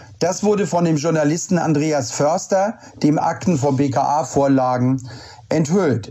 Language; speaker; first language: German; native; German